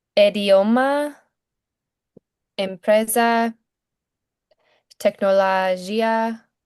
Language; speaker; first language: Spanish; non-native, learner; English